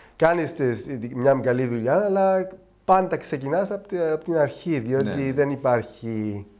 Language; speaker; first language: Greek; native; Greek